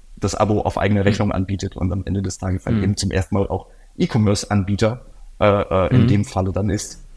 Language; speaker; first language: German; native; German